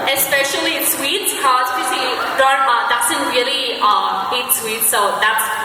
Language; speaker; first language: English; non-native, fluent; Thai